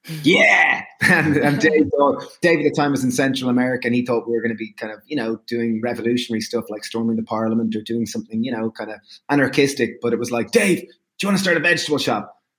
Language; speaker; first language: English; native; English